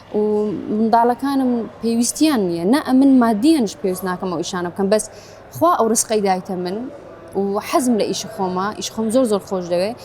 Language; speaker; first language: Central Kurdish; native; Central Kurdish